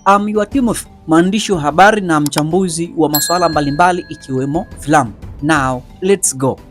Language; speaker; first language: Swahili; native; Swahili